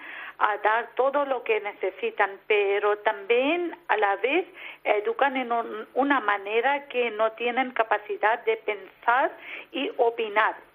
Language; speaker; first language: Spanish; non-native, learner; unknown